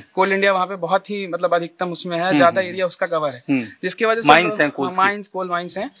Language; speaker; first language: Hindi; native; Hindi